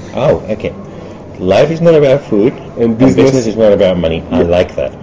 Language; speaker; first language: English; early bilingual, other home language; German